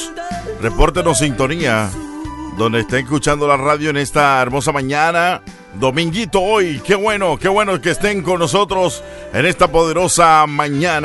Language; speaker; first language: Spanish; native; Spanish